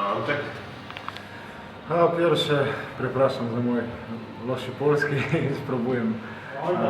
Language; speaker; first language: Polish; non-native, learner; Croatian